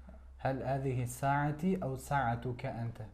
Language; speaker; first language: Arabic; non-native, fluent; Kazakh